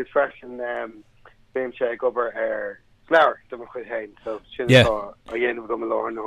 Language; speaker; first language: Irish; non-native, local second language; English